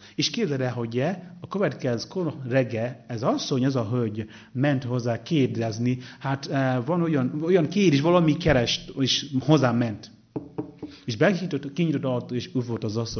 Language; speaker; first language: Hungarian; non-native, learner; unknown